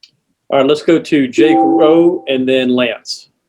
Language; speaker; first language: English; native; English